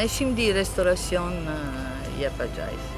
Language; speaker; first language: Turkish; non-native, learner; Italian